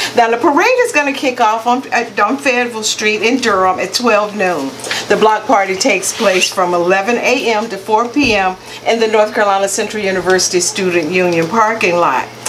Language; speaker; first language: English; native; English